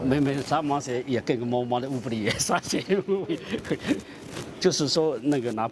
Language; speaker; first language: French; non-native, learner; Chinese